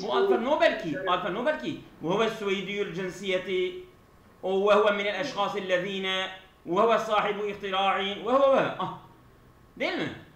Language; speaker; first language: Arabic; non-native, fluent; Turkish